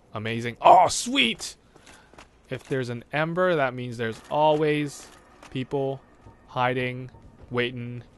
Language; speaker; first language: English; non-native, local second language; Cantonese